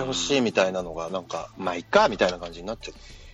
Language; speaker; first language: Japanese; native; Japanese